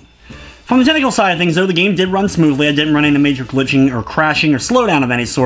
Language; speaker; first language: English; native; English